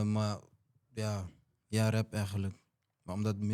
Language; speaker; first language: Dutch; early bilingual, other home language; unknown